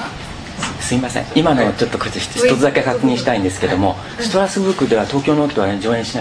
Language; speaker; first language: Japanese; native; Japanese